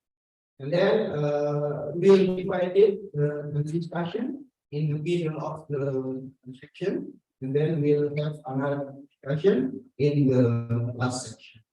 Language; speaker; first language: English; non-native, learner; Indonesian